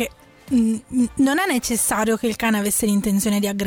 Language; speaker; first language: Italian; native; Italian